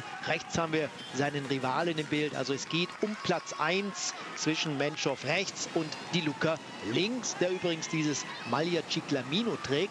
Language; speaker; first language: German; native; German